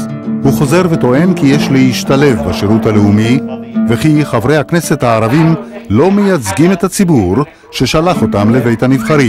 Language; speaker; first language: Hebrew; native; Hebrew